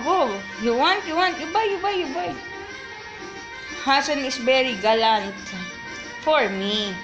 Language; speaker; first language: English; non-native, learner; Filipino